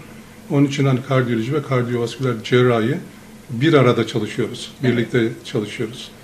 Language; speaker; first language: Turkish; native; Turkish